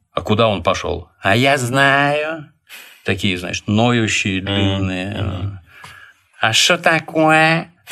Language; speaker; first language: Russian; native; Russian